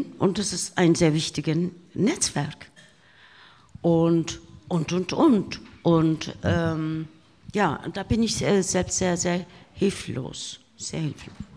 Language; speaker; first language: German; non-native, fluent; Turkish